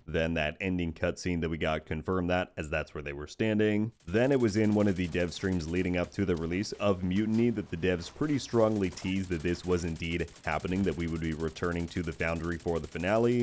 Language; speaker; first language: English; native; English